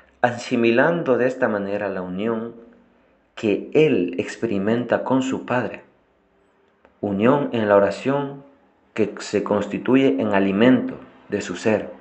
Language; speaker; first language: Spanish; non-native, fluent; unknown